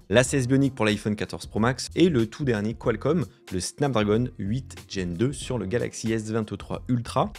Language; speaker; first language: French; native; French